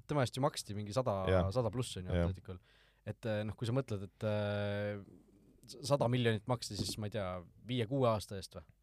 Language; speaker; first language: Estonian; native; Estonian